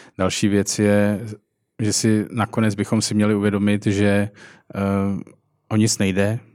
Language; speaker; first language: Czech; native; Czech